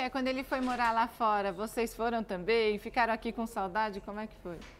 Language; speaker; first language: Portuguese; native; Portuguese